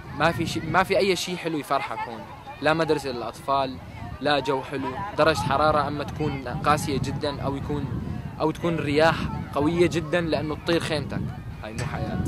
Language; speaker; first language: Arabic; native; Arabic